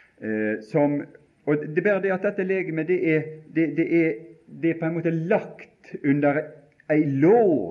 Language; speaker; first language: Norwegian; native; Norwegian